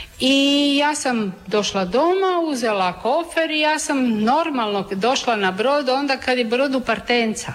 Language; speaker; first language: Serbian; native; Serbian